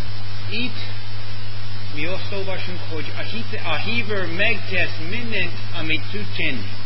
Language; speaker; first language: Hungarian; non-native, fluent; English